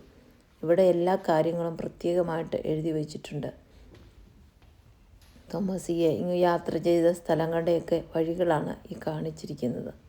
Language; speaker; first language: Malayalam; native; Malayalam